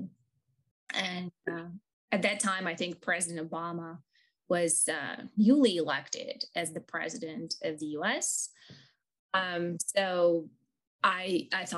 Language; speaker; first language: English; non-native, fluent; Ukrainian